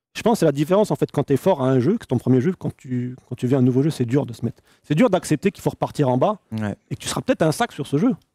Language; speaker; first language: French; native; French